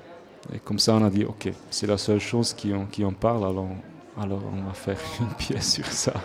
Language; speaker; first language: French; non-native, local second language; Swiss German